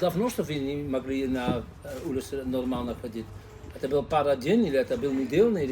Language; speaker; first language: Russian; non-native, learner; Dutch